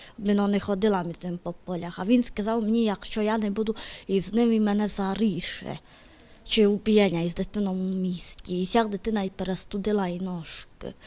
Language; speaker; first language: Ukrainian; native; Ukrainian